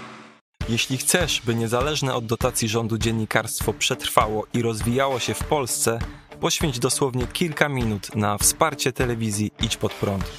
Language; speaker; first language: Polish; native; Polish